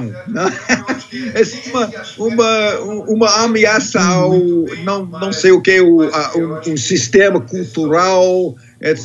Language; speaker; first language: Portuguese; non-native, fluent; English